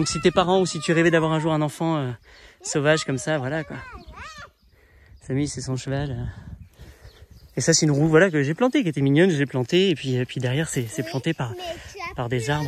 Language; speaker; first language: French; native; French